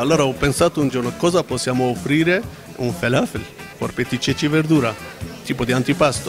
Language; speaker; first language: Italian; non-native, learner; Turkish